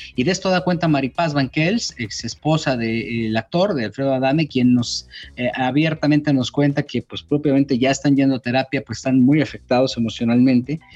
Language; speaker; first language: Spanish; native; Spanish